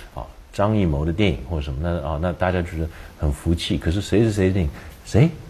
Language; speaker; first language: Chinese; native; Chinese